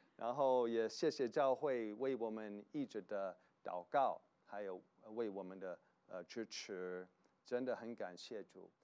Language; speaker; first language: Chinese; non-native, fluent; English